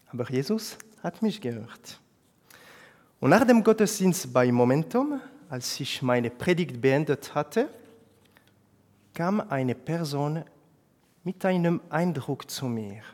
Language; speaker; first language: German; non-native, fluent; French